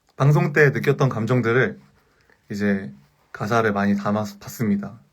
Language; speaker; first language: Korean; native; Korean